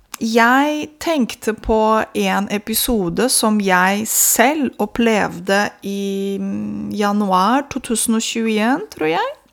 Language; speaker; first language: Norwegian; non-native, fluent; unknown